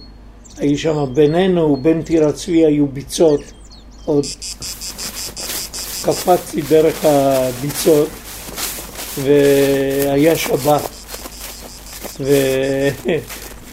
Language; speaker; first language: Hebrew; non-native, fluent; Italian